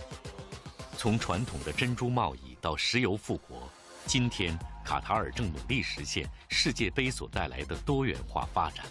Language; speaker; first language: Chinese; native; Chinese